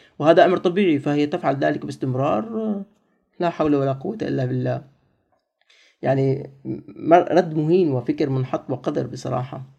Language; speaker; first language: Arabic; native; Arabic